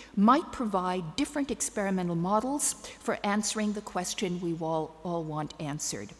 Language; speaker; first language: English; native; English